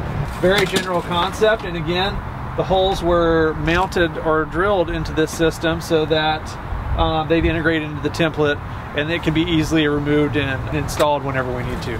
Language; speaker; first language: English; native; English